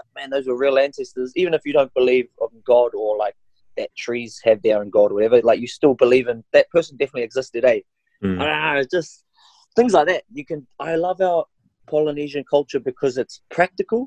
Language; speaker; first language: English; non-native, local second language; Māori